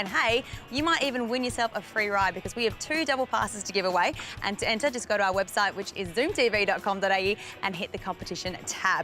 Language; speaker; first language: English; native; English